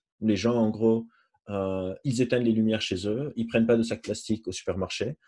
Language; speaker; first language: French; non-native, local second language; Arabic